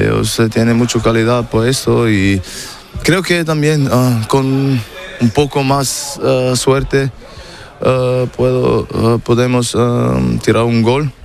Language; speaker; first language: Spanish; non-native, learner; German